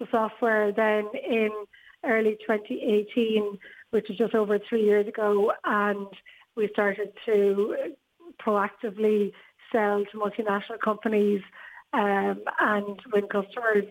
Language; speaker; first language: English; native; English